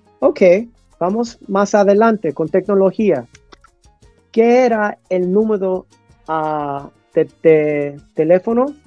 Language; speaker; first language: Spanish; early bilingual, heritage; Spanish